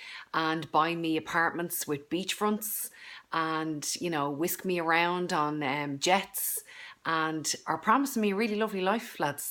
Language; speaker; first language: English; native; English